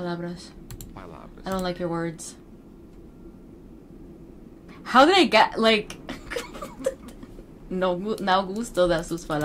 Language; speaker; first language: Portuguese; non-native, learner; English